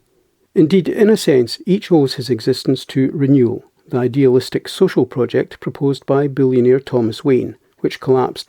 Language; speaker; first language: English; native; English